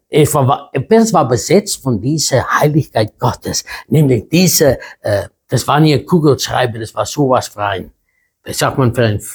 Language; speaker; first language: German; non-native, fluent; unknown